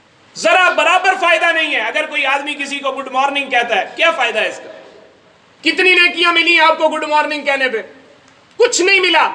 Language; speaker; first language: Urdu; non-native, local second language; Punjabi